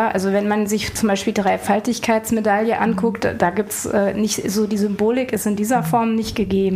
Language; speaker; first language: German; native; German